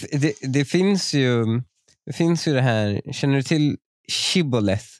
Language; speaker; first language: Swedish; native; Swedish